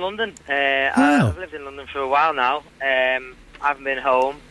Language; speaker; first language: English; native; English